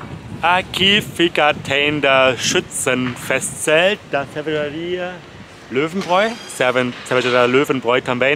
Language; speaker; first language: Portuguese; non-native, fluent; German